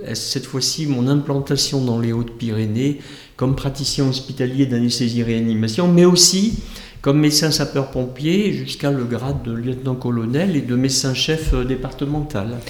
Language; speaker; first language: French; native; French